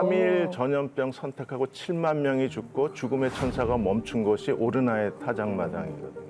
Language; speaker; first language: Korean; native; Korean